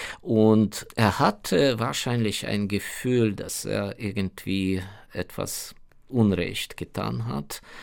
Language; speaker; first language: German; non-native, fluent; Ukrainian